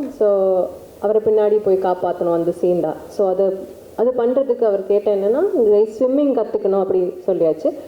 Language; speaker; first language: Tamil; non-native, learner; Malayalam